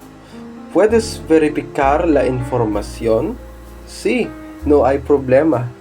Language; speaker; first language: Spanish; non-native, fluent; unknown